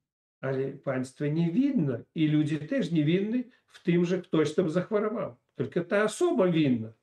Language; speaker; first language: Polish; non-native, fluent; Russian